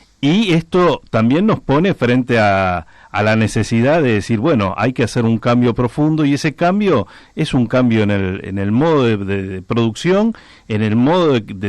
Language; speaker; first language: Spanish; native; Spanish